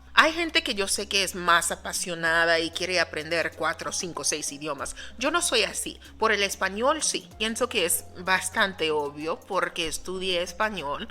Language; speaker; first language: Spanish; non-native, fluent; English